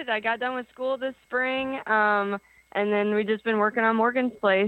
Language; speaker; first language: English; native; English